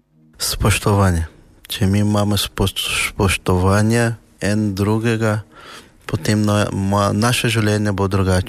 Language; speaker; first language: Slovenian; non-native, learner; Portuguese